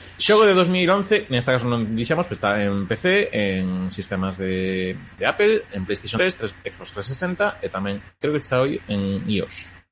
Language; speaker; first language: Galician; non-native, local second language; Spanish